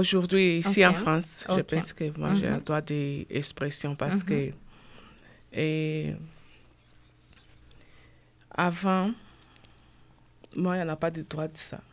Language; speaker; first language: French; non-native, learner; Portuguese